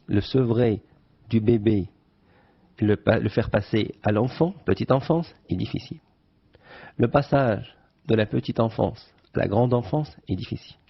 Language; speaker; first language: French; non-native, local second language; Arabic